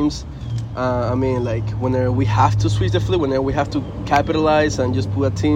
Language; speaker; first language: English; non-native, fluent; Spanish